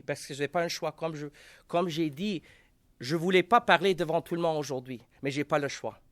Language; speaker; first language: French; non-native, local second language; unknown